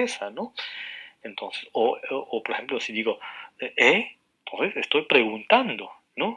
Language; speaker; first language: Spanish; non-native, fluent; Arabic